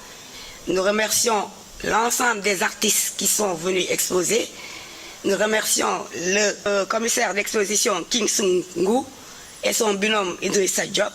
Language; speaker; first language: French; non-native, local second language; Wolof